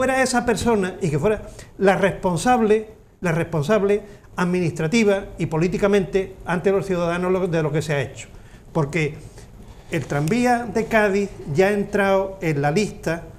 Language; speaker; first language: Spanish; native; Spanish